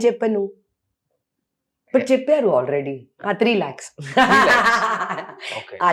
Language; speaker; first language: Telugu; non-native, fluent; Hindi